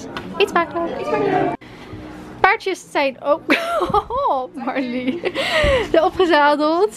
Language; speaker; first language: Dutch; native; Dutch